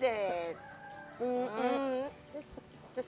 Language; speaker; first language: English; non-native, learner; Indonesian